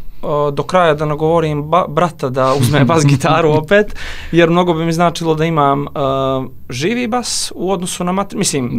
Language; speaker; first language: Serbian; native; Serbian